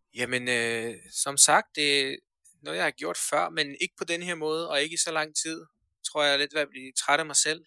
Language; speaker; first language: Danish; early bilingual, other home language; Persian